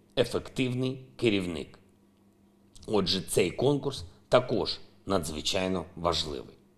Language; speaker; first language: Ukrainian; non-native, local second language; Russian